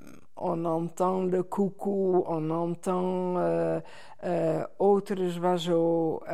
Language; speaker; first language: French; non-native, fluent; Dutch